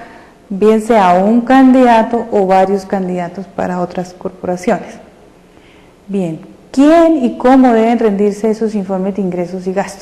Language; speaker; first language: Spanish; native; Spanish